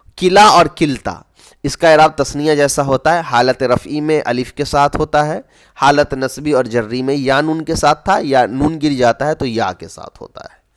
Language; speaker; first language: Urdu; native; Urdu